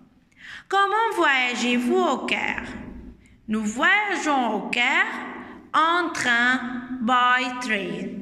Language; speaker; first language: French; non-native, fluent; Arabic